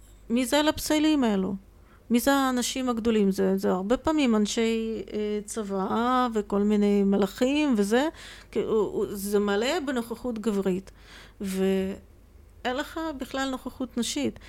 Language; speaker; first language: Hebrew; non-native, fluent; Russian